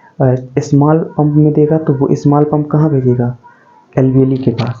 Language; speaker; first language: Hindi; native; Hindi